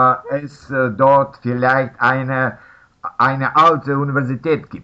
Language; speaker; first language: German; non-native, fluent; Russian